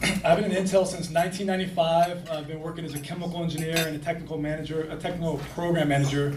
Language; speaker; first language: English; native; English